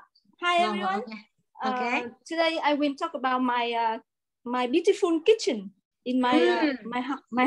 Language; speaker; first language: English; non-native, learner; Vietnamese